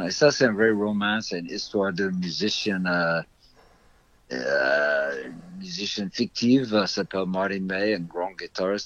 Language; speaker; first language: French; non-native, fluent; English